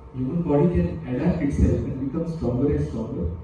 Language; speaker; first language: English; non-native, local second language; Marathi